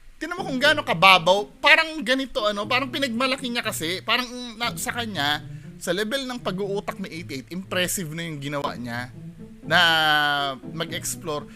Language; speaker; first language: Filipino; native; Filipino